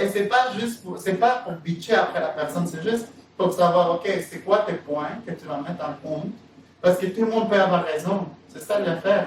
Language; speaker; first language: French; native; French